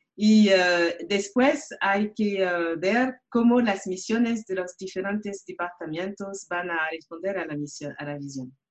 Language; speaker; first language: Spanish; non-native, learner; French